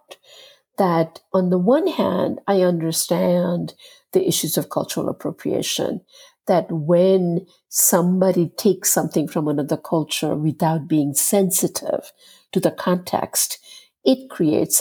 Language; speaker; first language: English; non-native, local second language; Gujarati